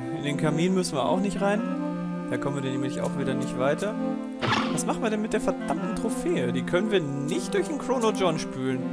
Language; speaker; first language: German; native; German